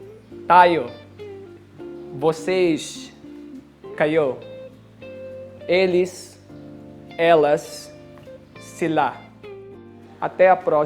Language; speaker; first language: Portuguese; non-native, fluent; Filipino